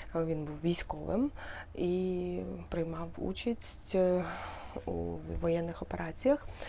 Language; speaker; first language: Ukrainian; non-native, local second language; Russian